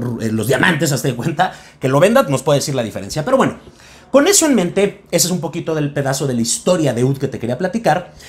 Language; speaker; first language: Spanish; native; Spanish